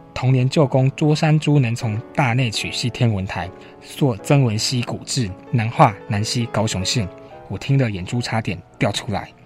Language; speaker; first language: Chinese; native; Chinese